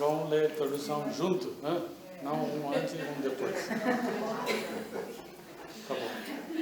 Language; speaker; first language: Portuguese; non-native, learner; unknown